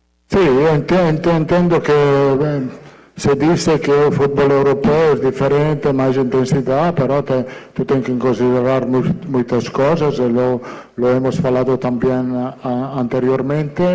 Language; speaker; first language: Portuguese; non-native, fluent; Italian